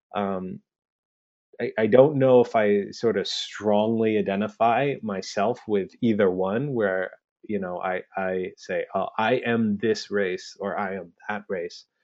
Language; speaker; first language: English; early bilingual, other home language; Spanish